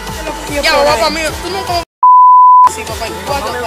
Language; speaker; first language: Spanish; native; Spanish